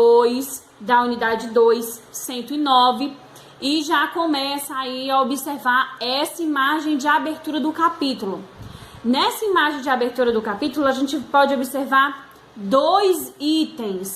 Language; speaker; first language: Portuguese; native; Portuguese